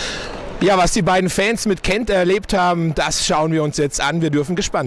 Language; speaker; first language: German; native; German